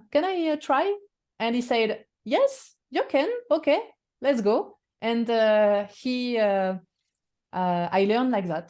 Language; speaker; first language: English; non-native, fluent; French